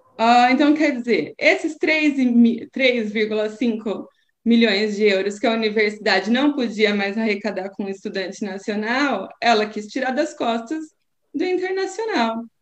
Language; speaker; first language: Portuguese; native; Portuguese